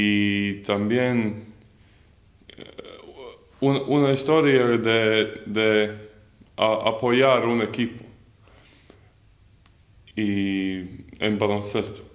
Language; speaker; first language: Spanish; non-native, learner; Latvian